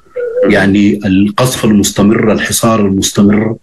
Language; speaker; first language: Arabic; native; Arabic